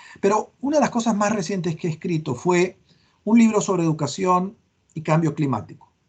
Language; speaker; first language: Spanish; native; Spanish